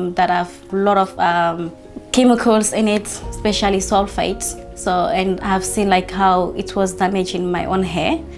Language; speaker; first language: English; non-native, fluent; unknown